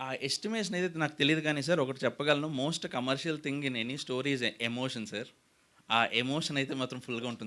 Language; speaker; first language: Telugu; native; Telugu